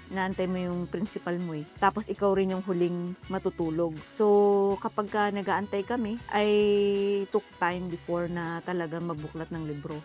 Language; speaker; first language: Filipino; non-native, local second language; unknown